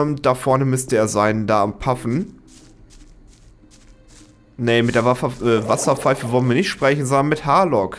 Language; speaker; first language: German; native; German